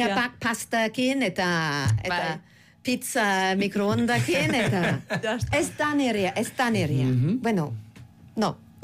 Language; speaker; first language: Basque; non-native, learner; English